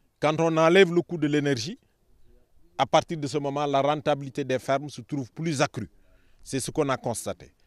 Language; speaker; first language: French; non-native, local second language; Wolof